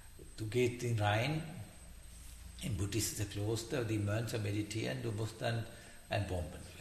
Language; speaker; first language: German; non-native, learner; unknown